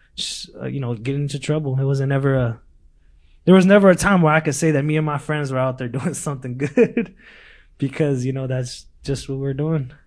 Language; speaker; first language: English; early bilingual, other home language; Spanish